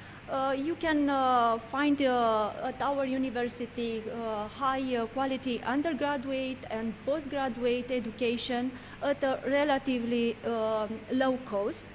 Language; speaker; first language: English; non-native, learner; Romanian